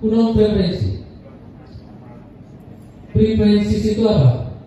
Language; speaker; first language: English; non-native, learner; Indonesian